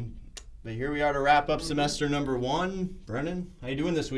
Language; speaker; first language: English; native; English